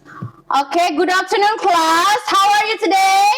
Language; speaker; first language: English; non-native, learner; Indonesian